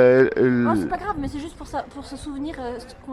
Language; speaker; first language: French; native; French